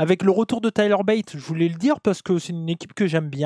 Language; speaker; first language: French; native; French